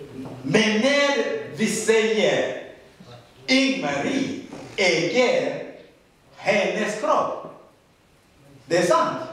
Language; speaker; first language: Swedish; non-native, fluent; Rundi